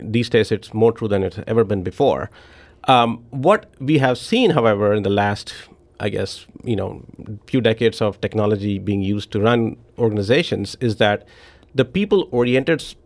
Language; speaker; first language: English; non-native, local second language; Hindi